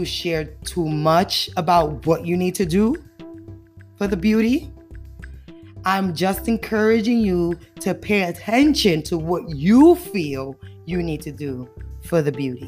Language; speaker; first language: English; native; English